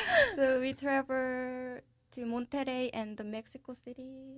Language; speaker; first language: English; non-native, learner; Korean